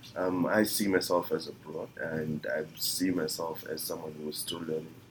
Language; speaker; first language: English; non-native, local second language; Shona